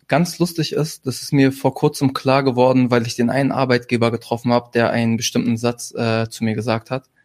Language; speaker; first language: German; early bilingual, other home language; Arabic